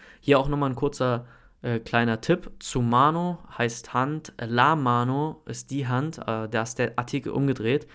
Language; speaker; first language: German; native; German